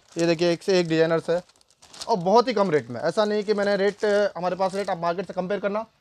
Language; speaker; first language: Hindi; native; Hindi